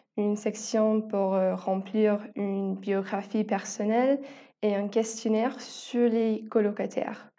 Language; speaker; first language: French; non-native, fluent; English